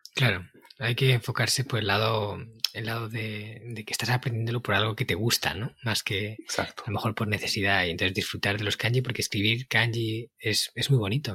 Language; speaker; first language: Spanish; native; Spanish